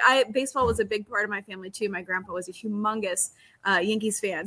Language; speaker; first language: English; native; English